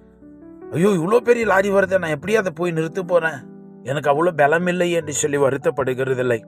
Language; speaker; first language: Tamil; native; Tamil